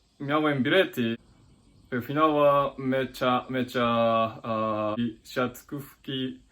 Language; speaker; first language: Polish; non-native, learner; Japanese